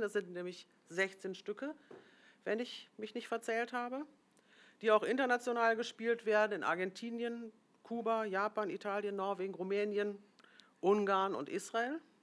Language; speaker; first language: German; native; German